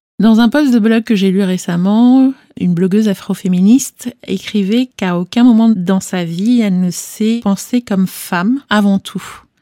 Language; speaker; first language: French; native; French